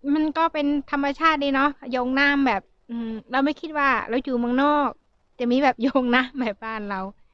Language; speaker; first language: Thai; native; Thai